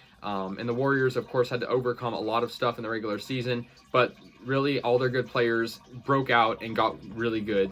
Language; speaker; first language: English; native; English